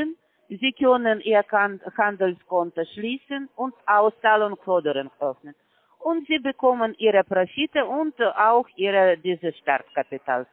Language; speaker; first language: German; non-native, learner; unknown